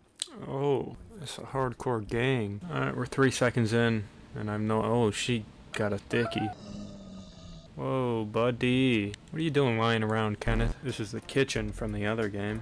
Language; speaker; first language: English; native; English